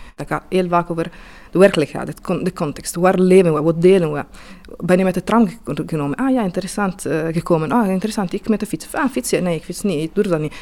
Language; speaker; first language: Dutch; non-native, fluent; Italian